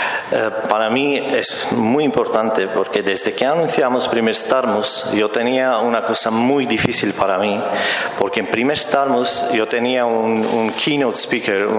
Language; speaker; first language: Spanish; non-native, fluent; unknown